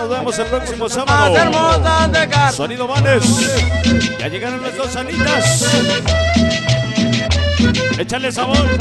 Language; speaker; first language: Spanish; native; Spanish